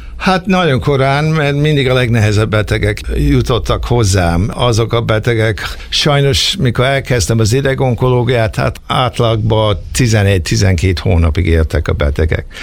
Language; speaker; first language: Hungarian; early bilingual, heritage; Hungarian